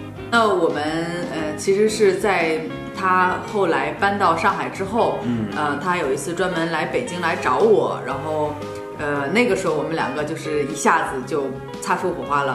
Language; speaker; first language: Chinese; native; Chinese